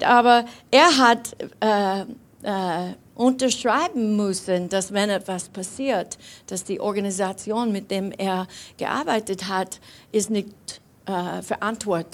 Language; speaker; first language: German; non-native, fluent; English